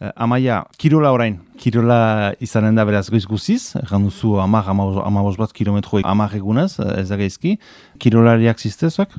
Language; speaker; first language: Basque; native; Basque